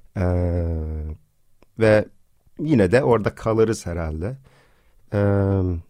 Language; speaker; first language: Turkish; non-native, fluent; English